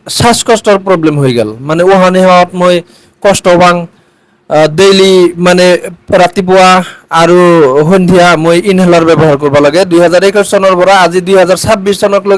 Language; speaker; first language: Assamese; non-native, local second language; Bangla